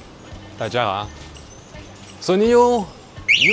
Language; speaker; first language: Chinese; non-native, learner; French